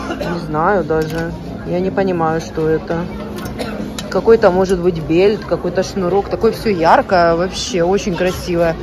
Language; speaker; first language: Russian; native; Russian